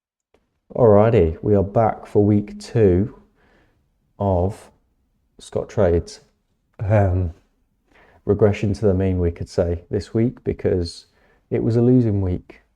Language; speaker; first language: English; native; English